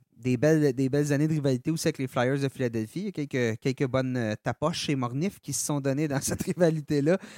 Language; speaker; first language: French; native; French